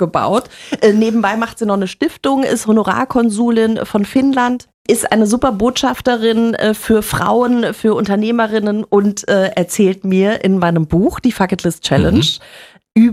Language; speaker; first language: German; native; German